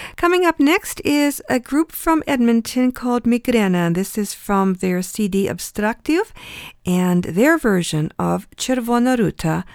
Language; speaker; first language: English; early bilingual, other home language; Ukrainian